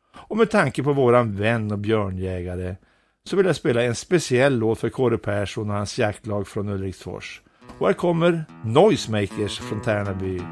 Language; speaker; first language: Swedish; native; Swedish